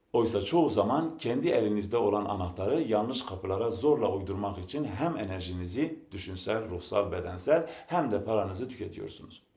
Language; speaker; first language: Turkish; non-native, local second language; Zaza